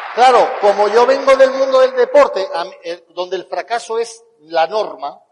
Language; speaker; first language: Spanish; native; Spanish